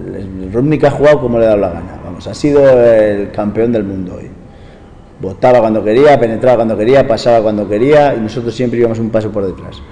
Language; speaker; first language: Spanish; native; Spanish